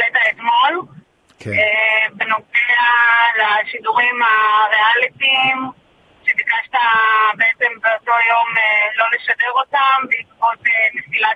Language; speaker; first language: Hebrew; native; Hebrew